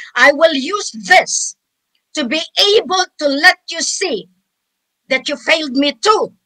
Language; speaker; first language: English; non-native, local second language; Filipino